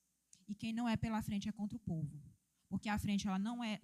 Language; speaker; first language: Portuguese; native; Portuguese